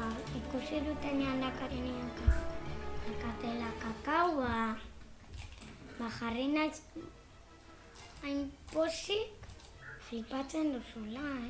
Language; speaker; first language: Basque; non-native, local second language; Spanish